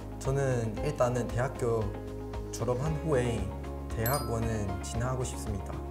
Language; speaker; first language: Korean; non-native, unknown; Malay